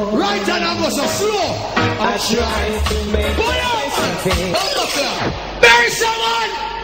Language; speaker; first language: English; non-native, local second language; Jamaican Creole English